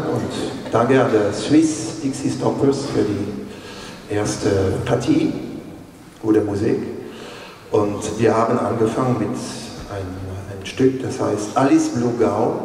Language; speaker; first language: German; non-native, learner; French